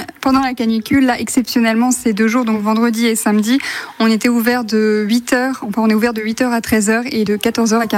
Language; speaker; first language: French; native; French